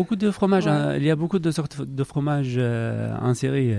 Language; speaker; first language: French; non-native, learner; Arabic